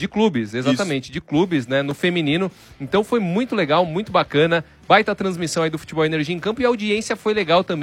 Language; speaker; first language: Portuguese; native; Portuguese